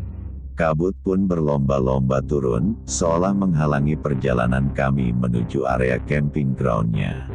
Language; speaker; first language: Malay; native; Malay